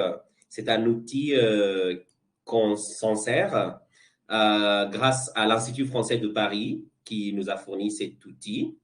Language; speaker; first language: French; non-native, fluent; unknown